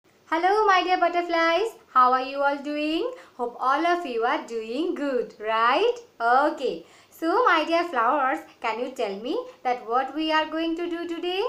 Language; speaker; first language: English; non-native, local second language; Bangla